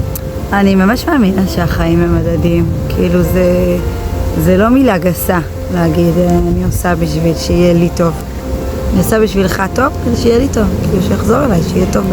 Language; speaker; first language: Hebrew; native; Hebrew